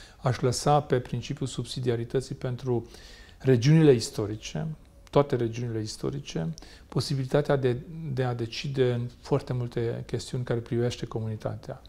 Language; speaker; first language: Romanian; non-native, local second language; Hungarian